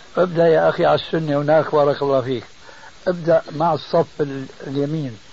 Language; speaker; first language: Arabic; early bilingual, other home language; Albanian